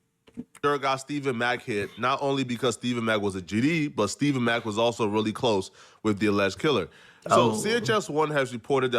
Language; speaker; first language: English; native; English